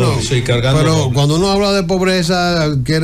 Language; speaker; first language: Spanish; native; Spanish